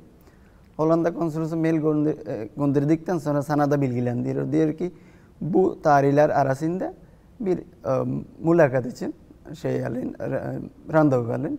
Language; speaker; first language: Turkish; non-native, fluent; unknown